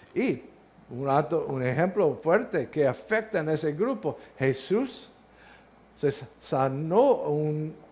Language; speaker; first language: Spanish; non-native, learner; English